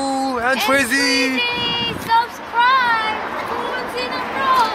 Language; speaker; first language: English; non-native, learner; Korean